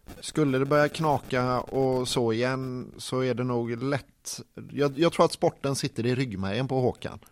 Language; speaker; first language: Swedish; native; Swedish